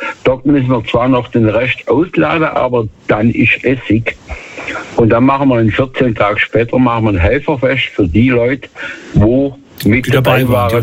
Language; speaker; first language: German; native; German